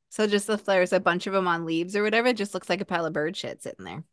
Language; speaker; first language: English; native; English